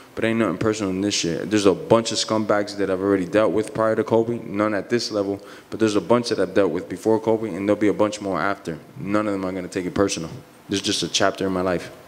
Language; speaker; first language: English; early bilingual, other home language; Spanish